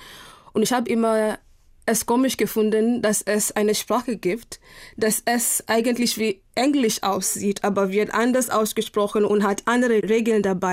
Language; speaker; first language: German; non-native, fluent; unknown